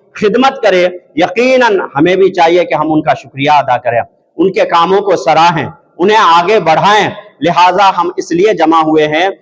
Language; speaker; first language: Urdu; native; Urdu